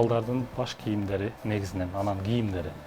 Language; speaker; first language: Kyrgyz; native; Kyrgyz